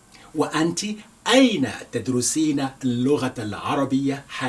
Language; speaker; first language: Arabic; non-native, fluent; Yoruba